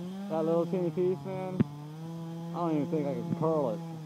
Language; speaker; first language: English; native; English